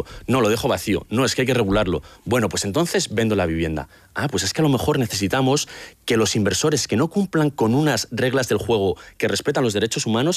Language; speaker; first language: Spanish; native; Spanish